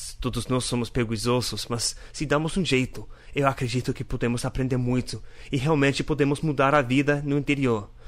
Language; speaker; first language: Portuguese; non-native, learner; English